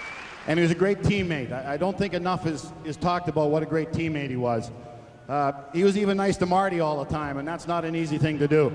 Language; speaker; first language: English; native; English